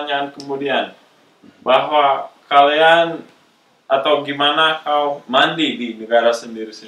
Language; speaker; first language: Indonesian; non-native, fluent; English